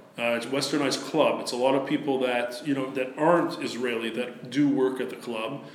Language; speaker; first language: English; native; English